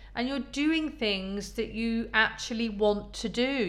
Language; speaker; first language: English; native; English